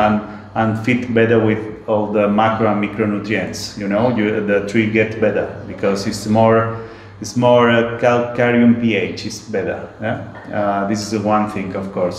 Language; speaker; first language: English; non-native, learner; Spanish